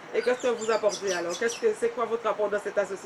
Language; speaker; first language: French; native; French